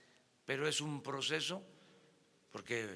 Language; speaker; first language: Spanish; native; Spanish